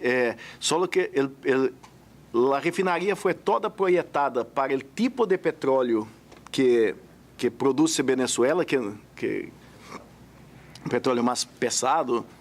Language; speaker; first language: Spanish; non-native, fluent; Portuguese